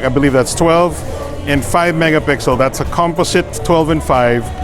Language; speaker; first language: English; non-native, local second language; Filipino